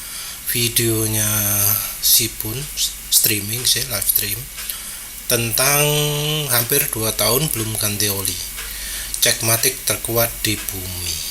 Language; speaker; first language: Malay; non-native, local second language; Javanese